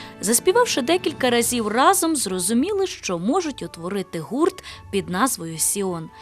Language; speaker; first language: Ukrainian; native; Ukrainian